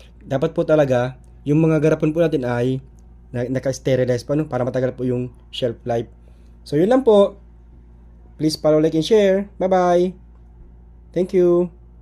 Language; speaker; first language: Filipino; native; Filipino